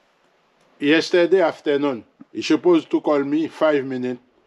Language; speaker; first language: English; non-native, learner; French